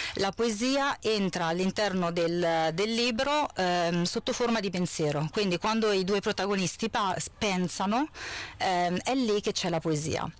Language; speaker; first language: Italian; native; Italian